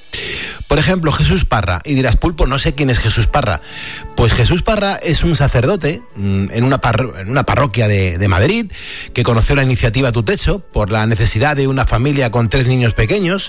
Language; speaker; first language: Spanish; native; Spanish